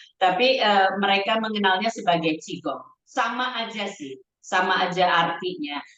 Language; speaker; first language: Indonesian; native; Indonesian